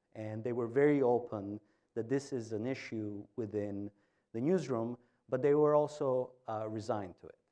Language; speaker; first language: English; non-native, fluent; Albanian